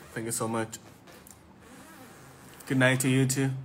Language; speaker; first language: English; non-native, fluent; Thai